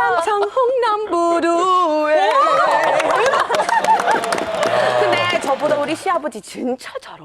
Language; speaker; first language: Korean; non-native, fluent; English